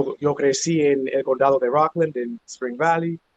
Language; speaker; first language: Spanish; non-native, fluent; English